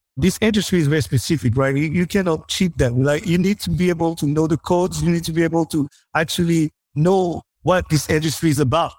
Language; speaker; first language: English; non-native, fluent; French